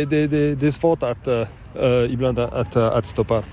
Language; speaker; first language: Swedish; non-native, learner; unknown